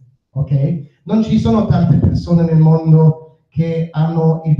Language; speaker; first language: Italian; non-native, fluent; German